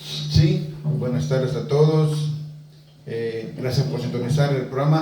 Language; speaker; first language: Spanish; native; Spanish